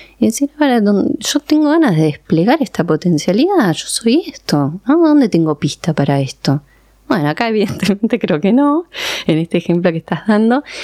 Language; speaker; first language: Spanish; early bilingual, other home language; Persian